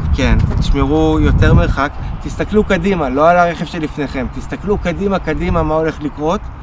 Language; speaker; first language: Hebrew; early bilingual, other home language; Russian